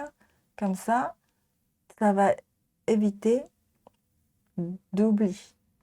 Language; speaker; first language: French; non-native, fluent; Japanese